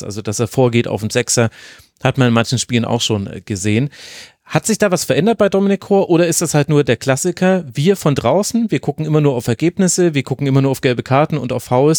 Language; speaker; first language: German; native; German